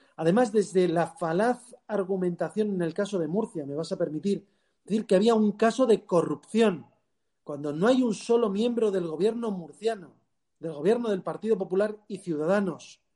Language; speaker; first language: Spanish; native; Spanish